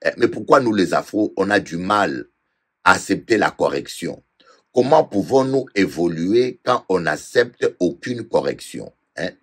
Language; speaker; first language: French; non-native, local second language; Lingala